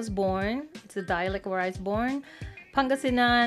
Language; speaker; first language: English; non-native, local second language; Pampanga